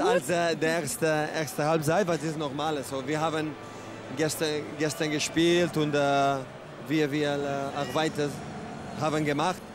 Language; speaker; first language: German; non-native, learner; Spanish